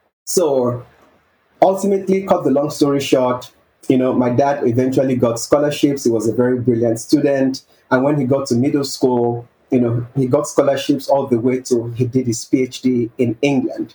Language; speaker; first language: English; non-native, local second language; Yoruba